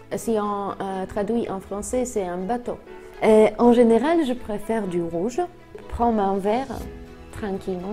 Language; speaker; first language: French; non-native, fluent; Polish